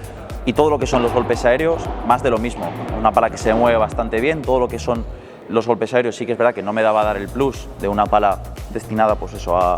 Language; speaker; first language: Spanish; native; Spanish